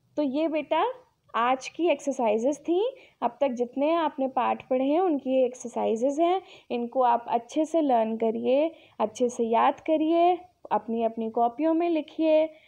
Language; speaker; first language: Hindi; native; Hindi